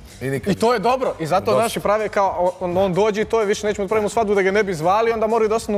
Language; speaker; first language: Serbian; native; Serbian